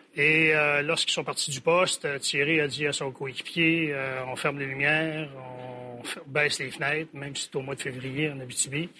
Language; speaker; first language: French; native; French